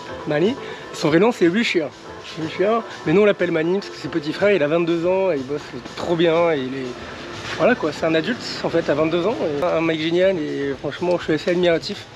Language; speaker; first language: French; native; French